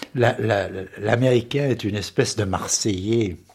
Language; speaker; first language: French; native; French